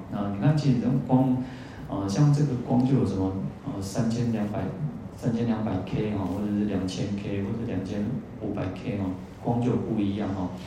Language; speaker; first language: Chinese; native; Chinese